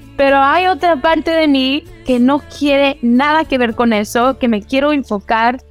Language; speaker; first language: Spanish; early bilingual, heritage; Spanish